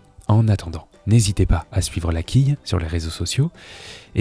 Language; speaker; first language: French; native; French